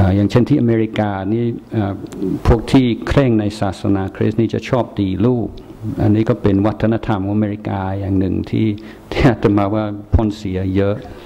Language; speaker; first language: Thai; non-native, fluent; English